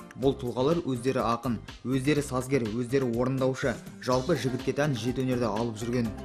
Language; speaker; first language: Kazakh; native; Kazakh